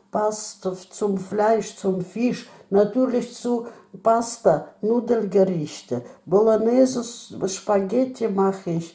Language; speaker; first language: German; non-native, fluent; Russian